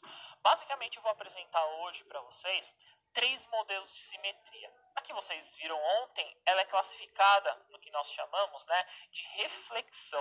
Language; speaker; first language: Portuguese; native; Portuguese